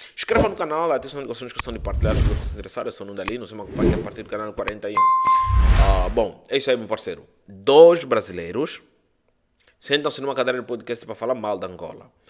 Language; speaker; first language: Portuguese; native; Portuguese